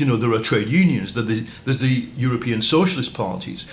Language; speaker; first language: English; native; English